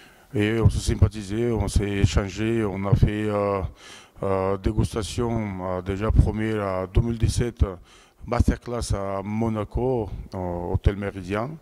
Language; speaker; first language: French; non-native, fluent; Georgian